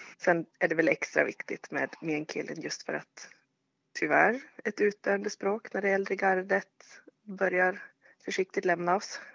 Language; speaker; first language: Swedish; native; Swedish